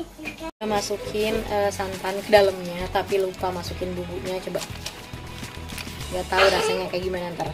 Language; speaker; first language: Indonesian; native; Indonesian